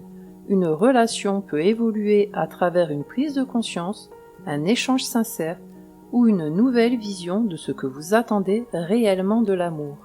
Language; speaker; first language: French; native; French